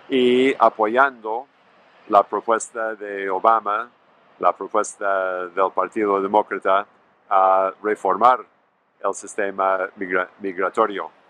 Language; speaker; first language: Spanish; non-native, fluent; English